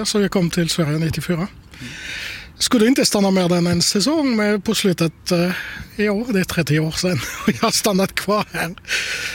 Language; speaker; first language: Swedish; non-native, fluent; French